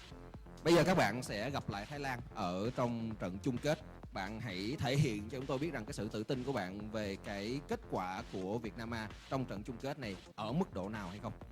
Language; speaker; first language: Vietnamese; native; Vietnamese